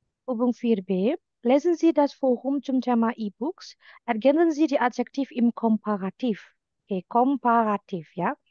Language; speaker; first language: German; non-native, fluent; Indonesian